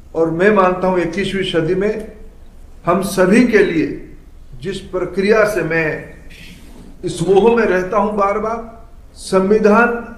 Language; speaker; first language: Hindi; non-native, local second language; Odia